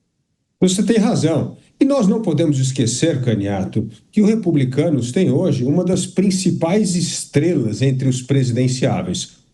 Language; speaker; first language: Portuguese; native; Portuguese